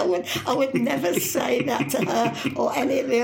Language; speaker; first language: English; native; English